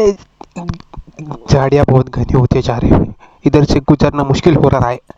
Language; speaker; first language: Hindi; non-native, local second language; Marathi